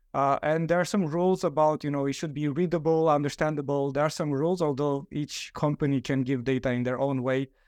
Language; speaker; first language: English; non-native, fluent; Romanian